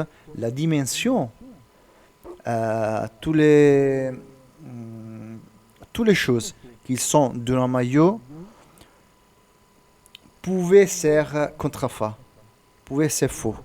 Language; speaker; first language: French; non-native, learner; Italian